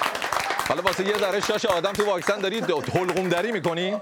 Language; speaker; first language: Persian; native; Persian